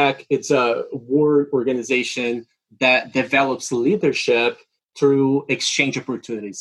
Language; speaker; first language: English; non-native, fluent; Portuguese